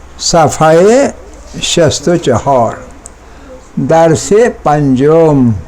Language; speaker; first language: Persian; non-native, fluent; Urdu